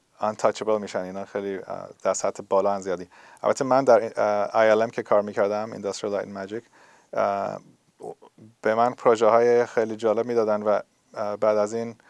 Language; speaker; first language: Persian; early bilingual, heritage; Persian